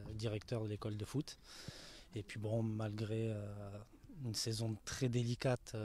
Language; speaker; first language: French; native; French